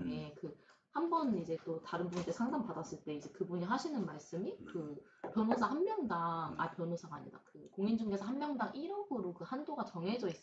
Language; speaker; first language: Korean; native; Korean